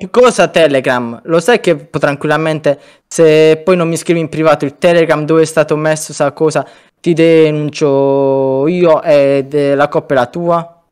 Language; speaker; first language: Italian; native; Italian